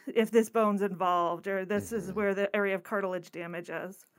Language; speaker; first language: English; native; English